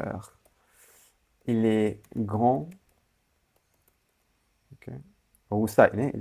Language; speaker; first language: French; non-native, fluent; Sinhala